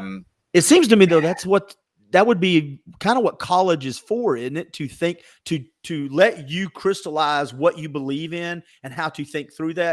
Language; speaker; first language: English; native; English